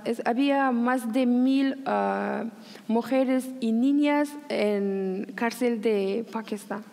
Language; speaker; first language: Spanish; non-native, learner; Persian